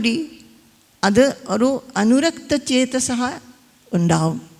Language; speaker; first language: Malayalam; non-native, fluent; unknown